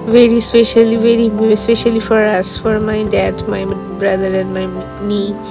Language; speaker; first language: English; non-native, local second language; Bangla